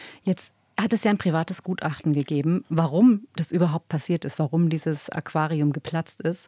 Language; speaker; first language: German; native; German